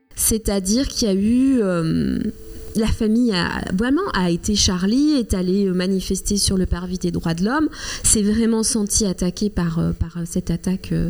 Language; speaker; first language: French; non-native, local second language; Kinyarwanda